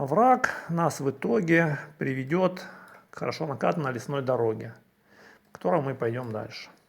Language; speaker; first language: Russian; native; Russian